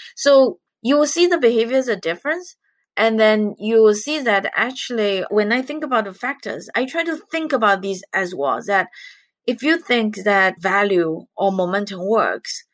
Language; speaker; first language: English; non-native, fluent; Chinese